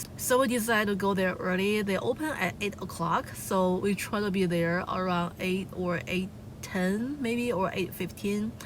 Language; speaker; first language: English; non-native, fluent; Chinese